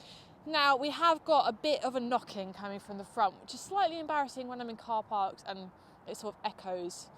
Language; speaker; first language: English; native; English